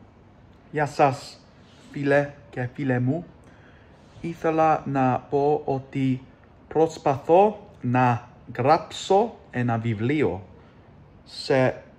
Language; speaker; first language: Greek; non-native, learner; English